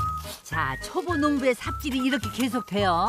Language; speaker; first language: Korean; native; Korean